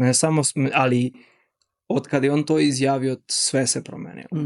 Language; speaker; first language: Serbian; early bilingual, heritage; Serbian